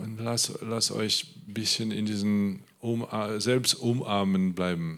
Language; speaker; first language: German; non-native, learner; Polish